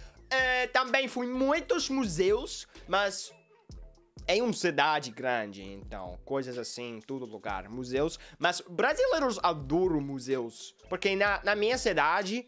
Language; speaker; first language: Portuguese; non-native, learner; English